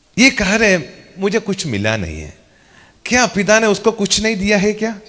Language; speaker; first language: Hindi; non-native, local second language; Malayalam